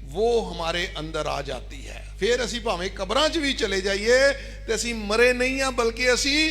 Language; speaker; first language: Urdu; non-native, local second language; Punjabi